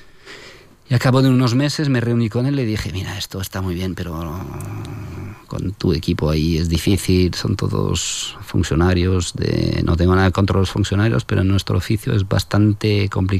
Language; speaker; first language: Spanish; non-native, fluent; French